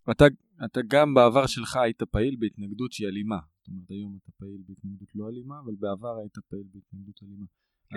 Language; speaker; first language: Hebrew; native; Hebrew